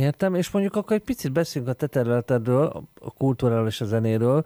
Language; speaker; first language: Hungarian; native; Hungarian